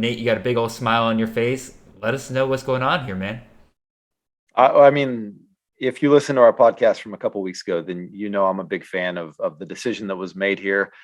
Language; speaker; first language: English; native; English